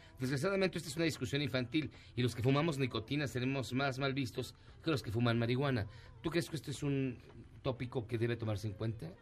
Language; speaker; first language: Spanish; native; Spanish